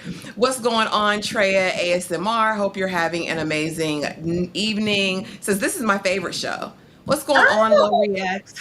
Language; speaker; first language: English; native; English